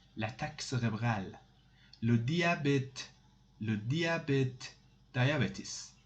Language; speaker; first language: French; non-native, fluent; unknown